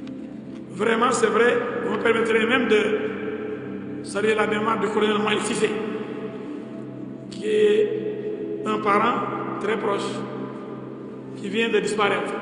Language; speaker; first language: French; non-native, local second language; Wolof